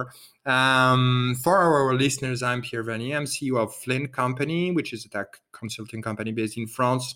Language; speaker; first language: English; non-native, fluent; French